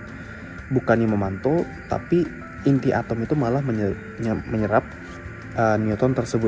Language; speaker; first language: Indonesian; native; Indonesian